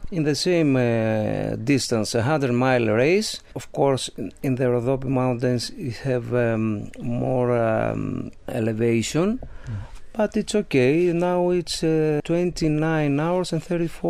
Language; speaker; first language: English; non-native, learner; Greek